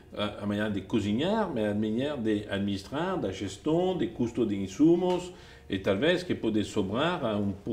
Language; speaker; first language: Portuguese; non-native, fluent; French